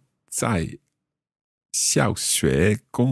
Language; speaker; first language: Chinese; non-native, learner; English